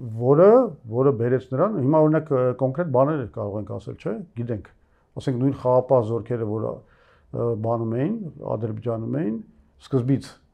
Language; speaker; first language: Armenian; native; Armenian